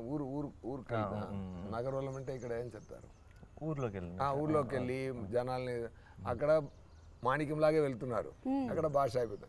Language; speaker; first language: Telugu; non-native, fluent; Tamil